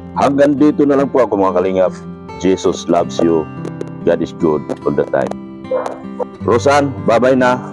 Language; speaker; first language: Filipino; non-native, local second language; Cebuano